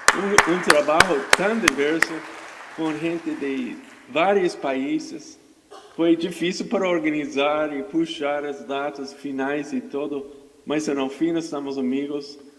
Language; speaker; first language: Portuguese; non-native, fluent; English